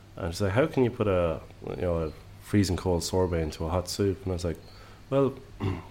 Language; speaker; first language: English; native; English